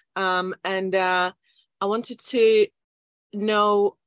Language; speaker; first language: English; non-native, fluent; Czech